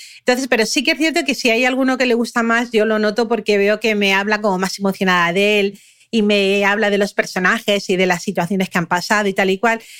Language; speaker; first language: Spanish; native; Spanish